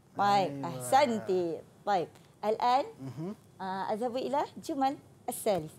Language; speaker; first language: Arabic; non-native, fluent; Malay